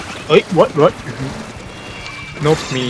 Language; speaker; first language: English; non-native, learner; Japanese